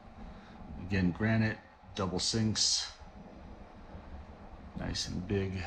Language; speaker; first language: English; native; English